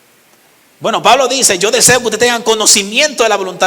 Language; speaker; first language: Spanish; native; Spanish